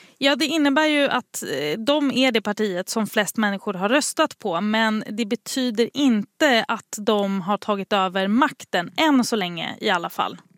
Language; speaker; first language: Swedish; native; Swedish